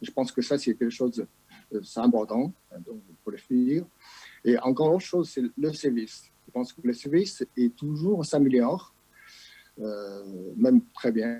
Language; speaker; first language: French; non-native, fluent; Chinese